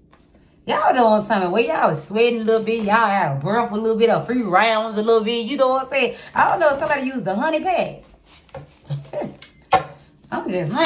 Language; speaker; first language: English; native; English